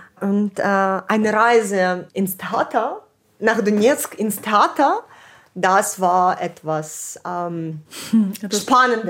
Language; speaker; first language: German; non-native, fluent; Ukrainian